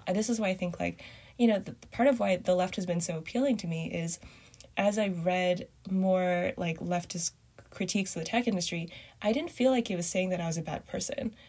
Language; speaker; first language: English; early bilingual, other home language; Chinese